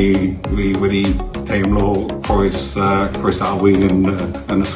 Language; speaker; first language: Welsh; non-native, learner; English